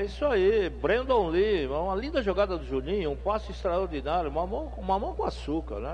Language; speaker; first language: Portuguese; native; Portuguese